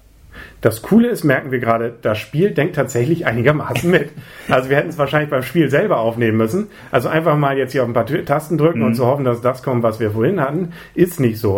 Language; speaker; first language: German; native; German